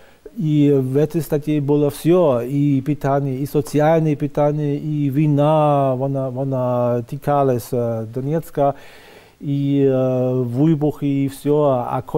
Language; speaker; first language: Ukrainian; non-native, fluent; German